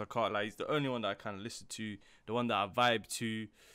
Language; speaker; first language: English; native; English